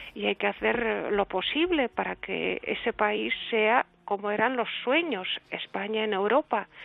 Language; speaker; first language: Spanish; early bilingual, other home language; Russian